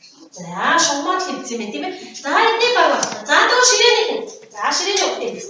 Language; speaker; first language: Mongolian; native; Mongolian